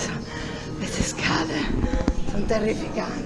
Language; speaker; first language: Italian; native; Italian